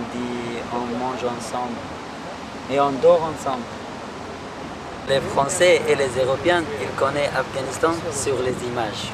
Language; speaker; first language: French; non-native, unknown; Persian